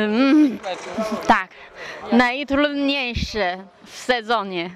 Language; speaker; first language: Polish; non-native, learner; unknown